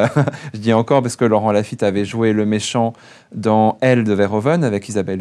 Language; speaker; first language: French; native; French